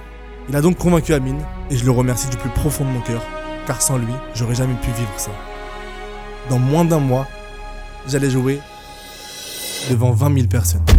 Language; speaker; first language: French; native; French